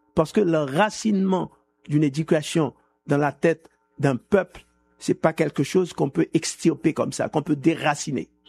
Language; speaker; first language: French; non-native, local second language; Haitian Creole